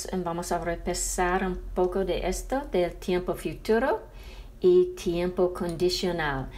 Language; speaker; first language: Spanish; non-native, fluent; English